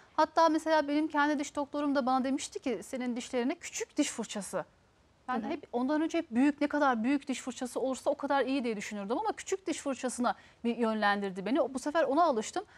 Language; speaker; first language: Turkish; early bilingual, heritage; Turkish